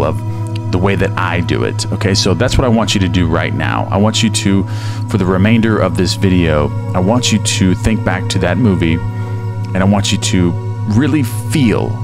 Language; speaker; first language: English; native; English